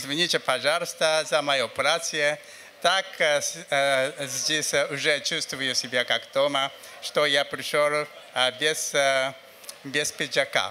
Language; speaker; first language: Russian; non-native, fluent; Japanese